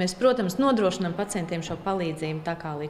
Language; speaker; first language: Latvian; native; Latvian